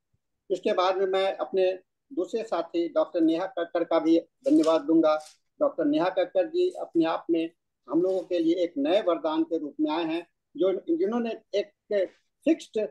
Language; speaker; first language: Hindi; native; Hindi